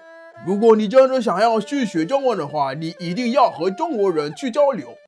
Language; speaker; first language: Chinese; non-native, fluent; French